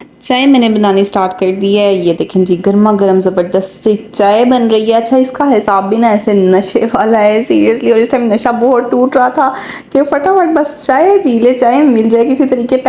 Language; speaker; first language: Urdu; native; Urdu